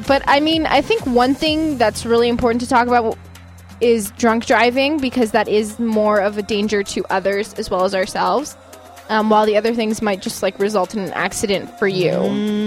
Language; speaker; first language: English; native; English